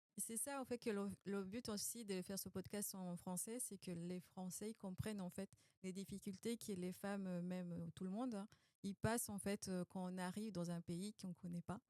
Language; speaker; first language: French; non-native, fluent; Spanish